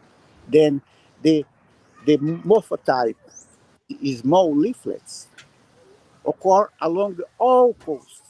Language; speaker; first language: English; non-native, learner; Portuguese